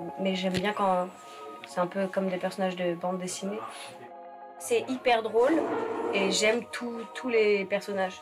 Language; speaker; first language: French; native; French